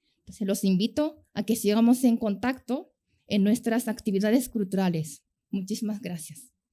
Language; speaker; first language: Spanish; non-native, fluent; Japanese